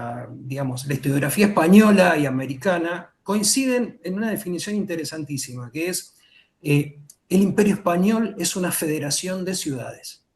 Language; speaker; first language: Spanish; native; Spanish